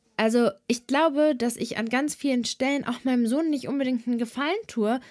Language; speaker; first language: German; early bilingual, other home language; Serbian